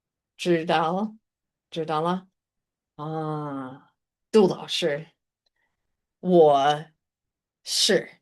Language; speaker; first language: Chinese; non-native, fluent; English